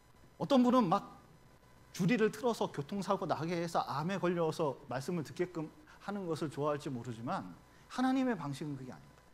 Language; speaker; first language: Korean; native; Korean